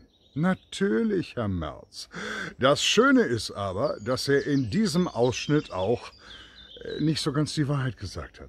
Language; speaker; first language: German; native; German